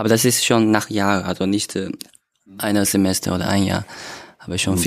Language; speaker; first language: German; non-native, learner; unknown